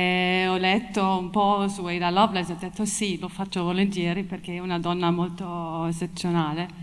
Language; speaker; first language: Italian; non-native, fluent; German